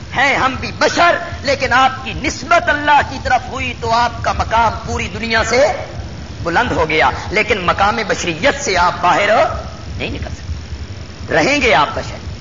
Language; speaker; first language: Urdu; non-native, local second language; Punjabi